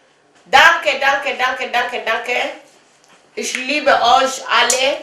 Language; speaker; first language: German; non-native, learner; Lingala